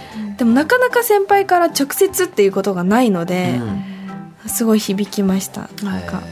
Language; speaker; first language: Japanese; native; Japanese